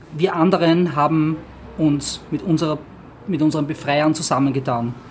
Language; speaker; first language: German; native; German